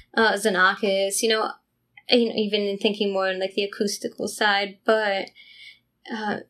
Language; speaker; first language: English; non-native, fluent; Italian